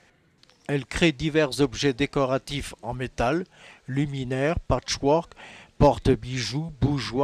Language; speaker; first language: French; native; French